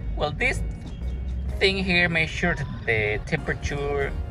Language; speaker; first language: English; non-native, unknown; Spanish